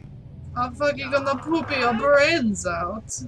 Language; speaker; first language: English; native; English